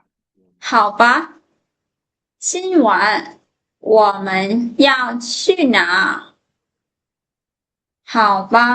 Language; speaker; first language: Chinese; non-native, fluent; Lao